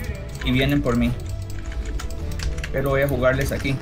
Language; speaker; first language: Spanish; native; Spanish